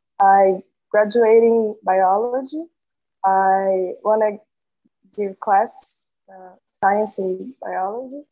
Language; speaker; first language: English; non-native, learner; Portuguese